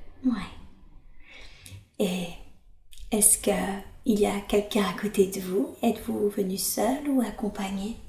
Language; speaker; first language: French; native; French